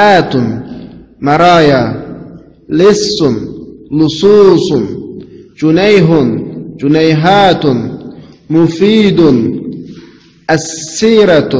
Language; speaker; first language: Arabic; non-native, fluent; Uzbek